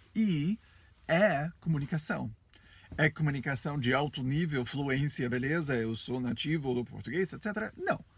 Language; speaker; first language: Portuguese; non-native, fluent; English